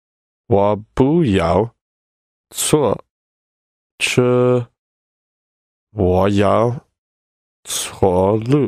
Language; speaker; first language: Chinese; non-native, learner; English